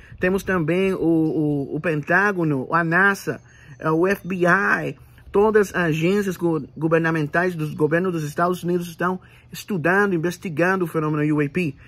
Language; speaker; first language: Portuguese; non-native, fluent; Spanish